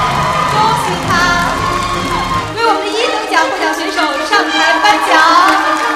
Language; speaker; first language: Chinese; native; Chinese